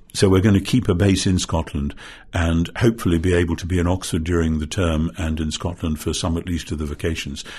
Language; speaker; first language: English; native; English